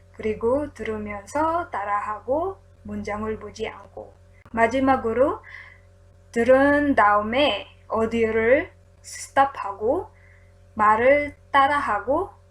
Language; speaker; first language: Korean; non-native, learner; Filipino